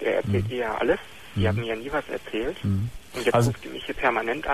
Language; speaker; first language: German; native; German